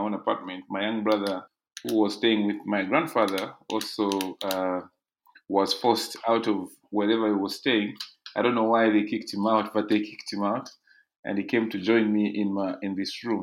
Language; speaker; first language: English; non-native, local second language; Bemba